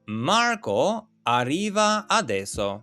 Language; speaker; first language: Italian; non-native, learner; Albanian